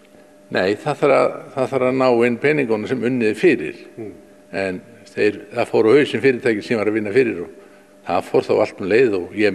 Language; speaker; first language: Icelandic; native; Icelandic